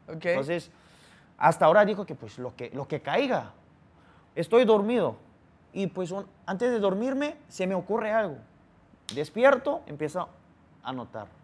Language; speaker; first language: Spanish; early bilingual, other home language; Korean